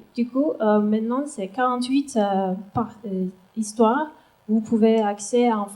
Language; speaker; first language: French; non-native, learner; Turkish